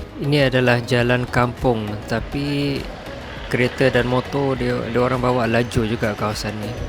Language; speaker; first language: Malay; non-native, fluent; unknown